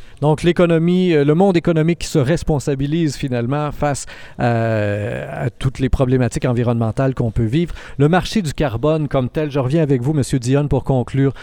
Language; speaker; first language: French; native; French